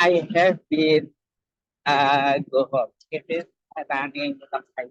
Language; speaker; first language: English; non-native, learner; Indonesian